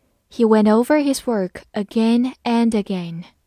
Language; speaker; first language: English; non-native, fluent; Chinese